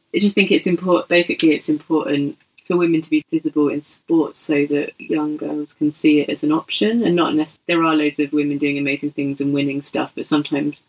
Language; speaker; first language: English; native; English